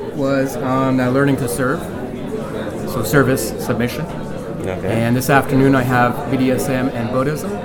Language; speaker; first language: English; non-native, fluent; Hebrew